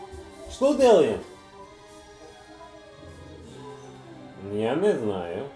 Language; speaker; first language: Russian; non-native, learner; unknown